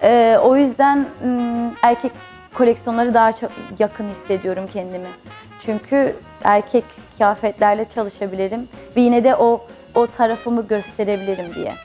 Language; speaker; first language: Turkish; early bilingual, heritage; Turkish